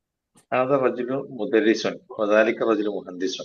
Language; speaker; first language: Arabic; non-native, learner; Malayalam